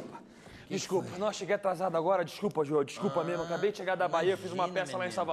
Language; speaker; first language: Portuguese; native; Portuguese